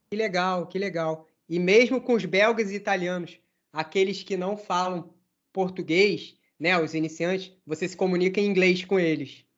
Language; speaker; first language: Portuguese; native; Portuguese